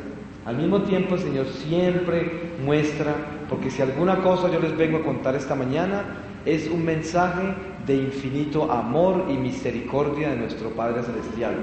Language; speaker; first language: Spanish; native; Spanish